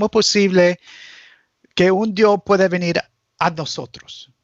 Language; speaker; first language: Spanish; early bilingual, heritage; Spanish